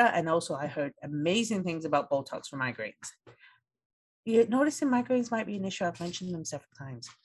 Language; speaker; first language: English; native; English